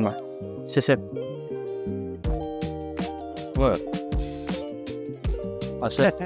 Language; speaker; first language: Chinese; early bilingual, heritage; Cantonese